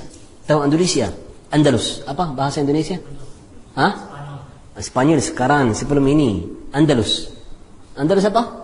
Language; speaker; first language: Indonesian; non-native, fluent; Arabic